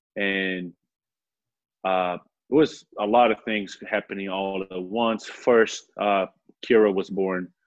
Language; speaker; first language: English; non-native, fluent; Portuguese